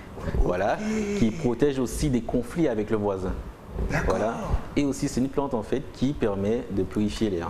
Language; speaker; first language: French; native; French